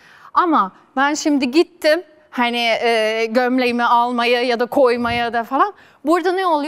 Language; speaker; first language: Turkish; non-native, fluent; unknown